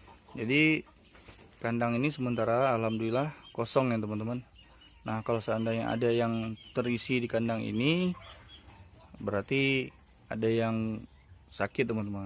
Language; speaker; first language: Indonesian; native; Indonesian